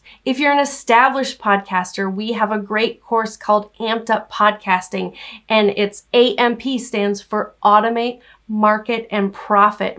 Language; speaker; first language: English; native; English